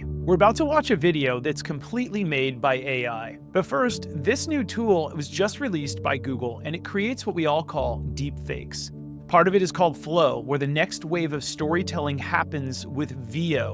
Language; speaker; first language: English; native; English